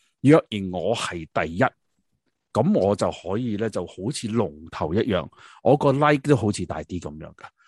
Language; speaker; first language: Cantonese; native; Cantonese